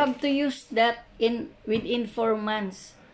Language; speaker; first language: English; non-native, learner; Filipino